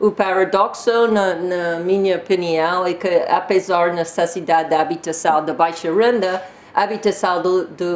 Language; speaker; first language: Portuguese; non-native, learner; English